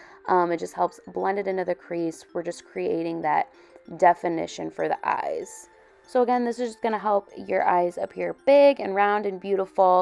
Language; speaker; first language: English; native; English